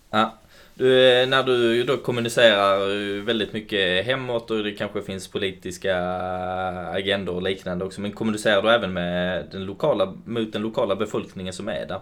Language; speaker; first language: Swedish; native; Swedish